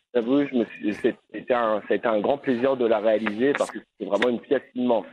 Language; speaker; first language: French; native; French